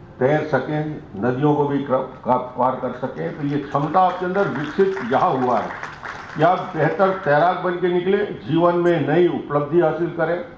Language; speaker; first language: Hindi; native; Hindi